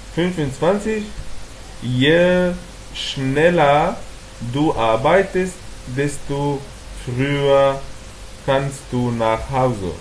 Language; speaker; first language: German; non-native, fluent; Arabic